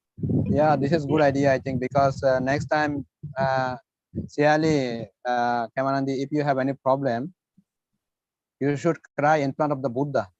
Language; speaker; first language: English; non-native, fluent; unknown